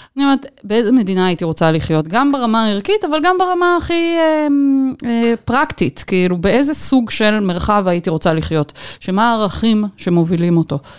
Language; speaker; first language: Hebrew; native; Hebrew